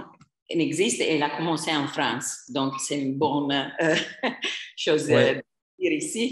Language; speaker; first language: French; non-native, fluent; English